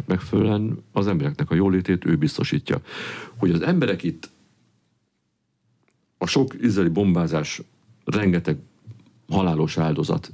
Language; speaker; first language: Hungarian; native; Hungarian